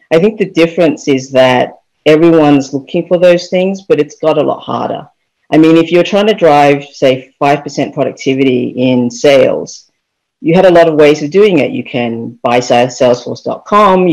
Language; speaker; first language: English; native; English